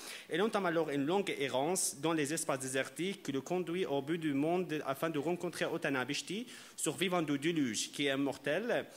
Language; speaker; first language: French; non-native, fluent; Arabic